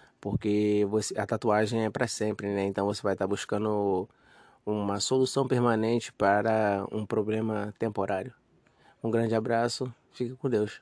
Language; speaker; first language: Portuguese; native; Portuguese